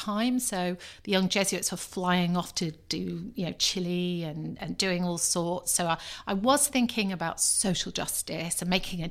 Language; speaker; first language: English; native; English